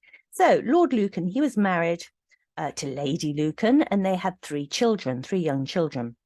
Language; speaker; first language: English; native; English